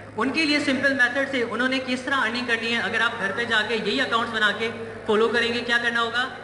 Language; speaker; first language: Urdu; non-native, local second language; Sindhi